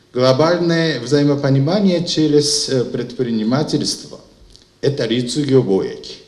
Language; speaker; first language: Russian; non-native, fluent; Japanese